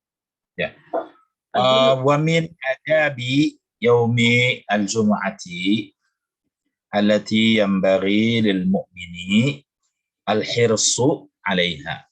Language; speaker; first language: Arabic; non-native, fluent; Indonesian